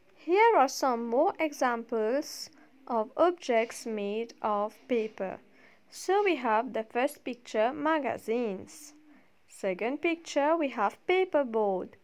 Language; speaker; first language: English; non-native, local second language; Morisyen